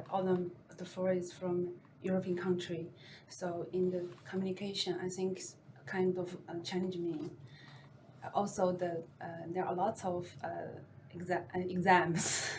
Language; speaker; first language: English; non-native, learner; Chinese